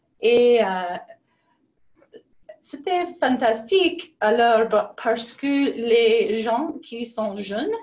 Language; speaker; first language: French; non-native, learner; English